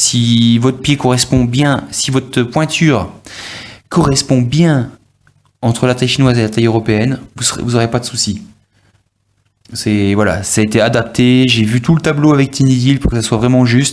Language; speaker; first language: French; native; French